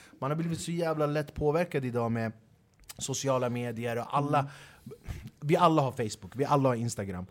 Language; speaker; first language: Swedish; early bilingual, other home language; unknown